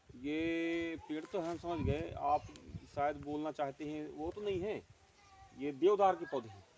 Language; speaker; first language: Hindi; native; Hindi